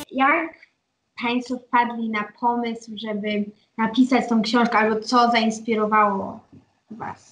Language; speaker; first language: Polish; early bilingual, heritage; Polish